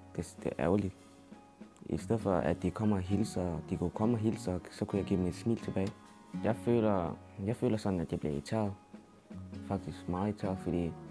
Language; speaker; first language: Danish; early bilingual, other home language; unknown